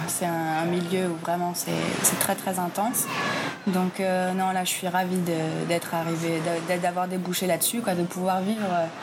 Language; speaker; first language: French; native; French